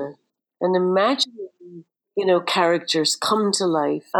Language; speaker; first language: English; native; English